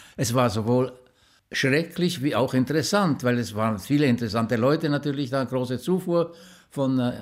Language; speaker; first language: German; native; German